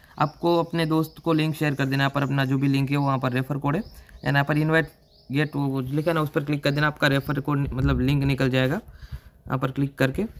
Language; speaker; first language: Hindi; native; Hindi